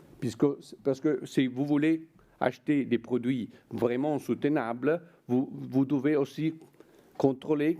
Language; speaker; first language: French; non-native, fluent; Italian